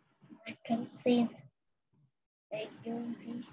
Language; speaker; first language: English; non-native, learner; Vietnamese